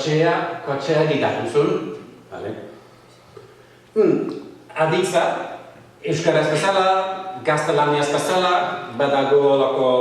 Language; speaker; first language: Basque; non-native, fluent; English